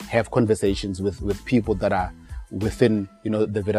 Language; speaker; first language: English; non-native, local second language; Tswana